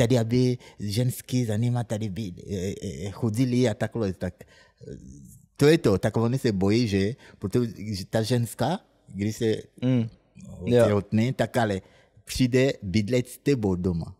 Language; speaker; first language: Czech; non-native, fluent; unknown